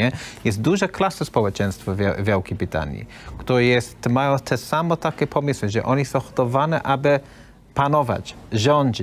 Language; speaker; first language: Polish; non-native, learner; English